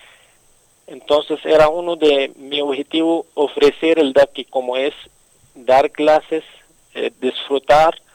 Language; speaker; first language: Spanish; non-native, fluent; Arabic